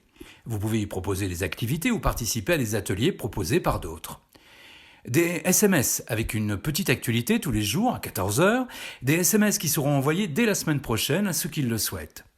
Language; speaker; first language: French; native; French